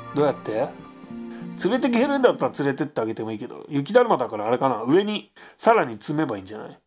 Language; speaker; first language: Japanese; native; Japanese